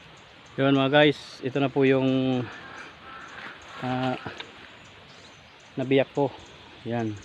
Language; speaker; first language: Filipino; non-native, local second language; Bikol